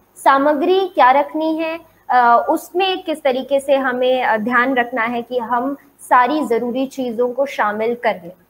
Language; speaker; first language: Hindi; native; Hindi